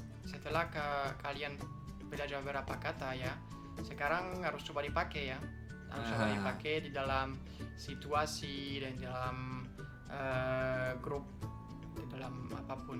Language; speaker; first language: Indonesian; non-native, fluent; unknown